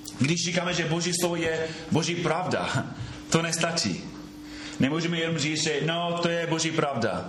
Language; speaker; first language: Czech; non-native, fluent; English